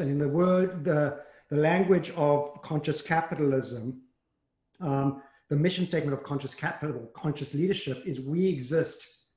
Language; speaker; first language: English; native; English